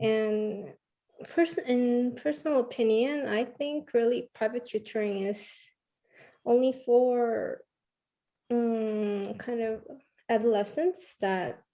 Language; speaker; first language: English; non-native, fluent; Korean